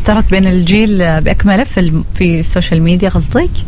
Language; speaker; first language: Arabic; native; Arabic